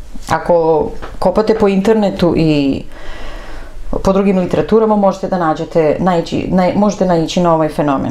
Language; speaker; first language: Serbian; non-native, fluent; Armenian